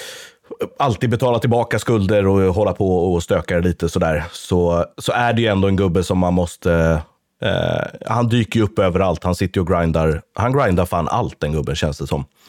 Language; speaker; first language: Swedish; native; Swedish